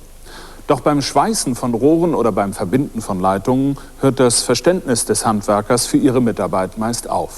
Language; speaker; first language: German; native; German